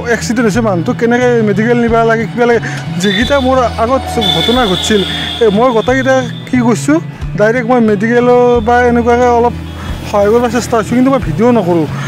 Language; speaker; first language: Assamese; non-native, local second language; Bangla